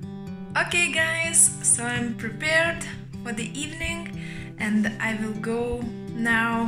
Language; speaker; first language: English; non-native, learner; Lithuanian